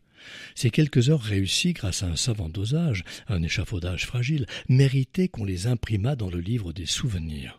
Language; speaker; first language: French; native; French